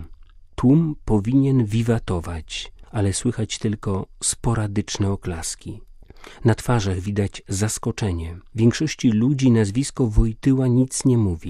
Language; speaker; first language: Polish; native; Polish